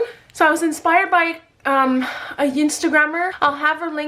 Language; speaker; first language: English; native; English